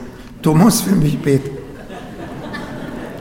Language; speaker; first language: German; non-native, learner; Arabic